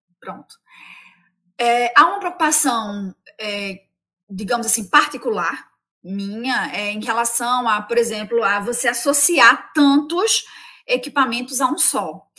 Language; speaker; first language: Portuguese; native; Portuguese